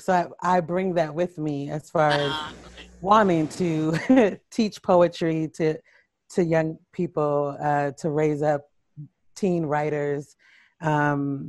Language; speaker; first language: English; native; English